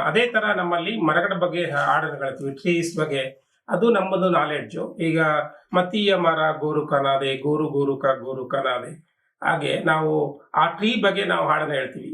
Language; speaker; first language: Kannada; non-native, local second language; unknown